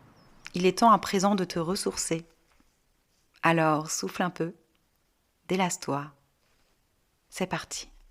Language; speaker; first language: French; native; French